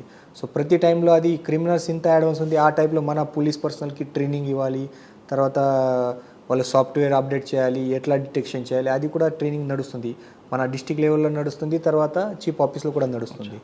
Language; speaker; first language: Telugu; non-native, learner; Marathi